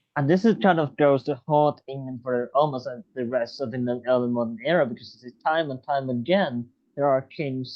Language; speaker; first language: English; non-native, fluent; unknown